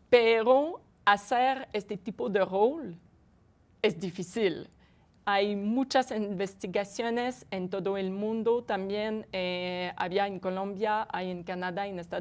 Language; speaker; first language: Spanish; non-native, fluent; French